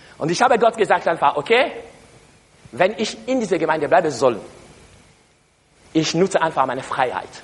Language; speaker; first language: German; non-native, learner; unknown